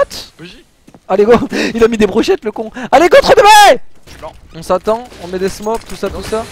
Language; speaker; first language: French; native; French